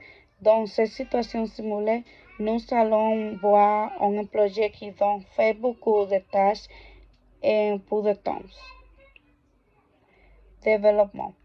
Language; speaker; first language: French; non-native, learner; Spanish